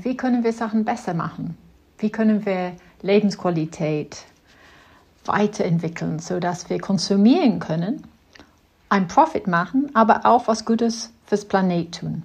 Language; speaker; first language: German; non-native, fluent; English